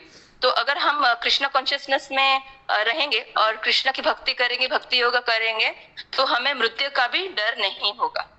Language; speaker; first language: Hindi; native; Hindi